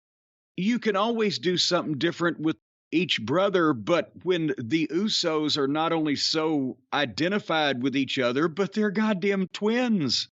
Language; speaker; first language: English; native; English